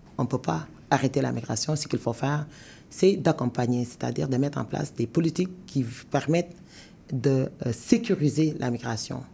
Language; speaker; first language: French; non-native, local second language; Wolof